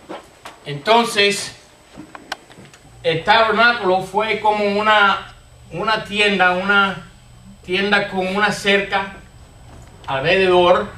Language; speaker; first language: Spanish; non-native, fluent; English